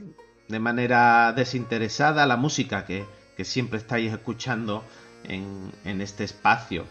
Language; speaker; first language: Spanish; native; Spanish